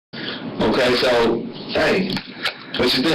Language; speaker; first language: English; native; English